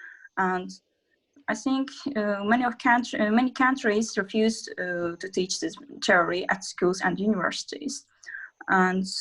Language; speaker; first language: English; non-native, learner; Azerbaijani